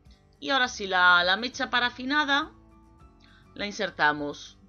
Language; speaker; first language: Spanish; native; Spanish